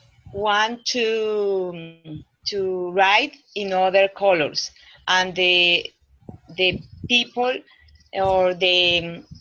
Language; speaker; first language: English; non-native, learner; Spanish